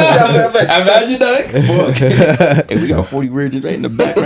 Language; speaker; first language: English; native; English